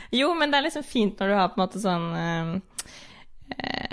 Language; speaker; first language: Norwegian; early bilingual, other home language; English